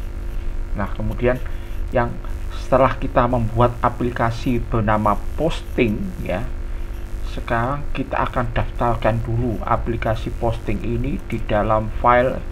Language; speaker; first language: Indonesian; native; Indonesian